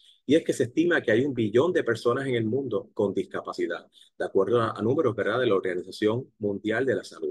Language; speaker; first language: Spanish; native; Spanish